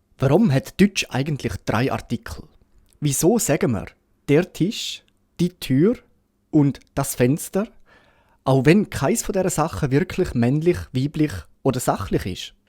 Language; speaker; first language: German; native; German